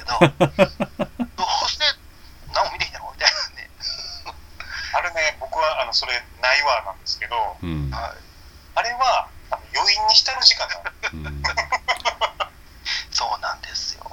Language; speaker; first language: Japanese; native; Japanese